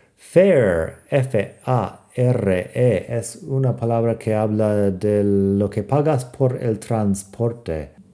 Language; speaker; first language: Spanish; non-native, fluent; English